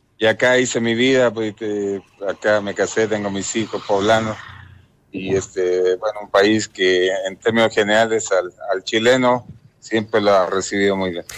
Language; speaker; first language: Spanish; native; Spanish